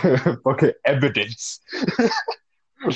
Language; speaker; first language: English; non-native, fluent; Spanish